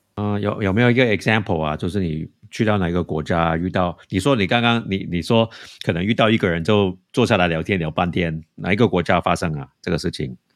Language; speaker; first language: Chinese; early bilingual, heritage; Chinese